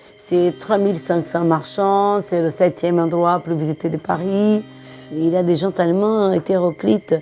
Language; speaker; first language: French; non-native, fluent; Portuguese